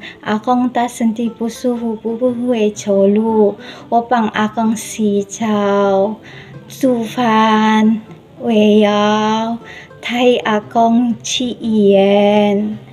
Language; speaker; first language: Chinese; non-native, learner; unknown